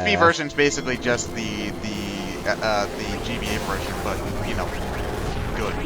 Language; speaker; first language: English; native; English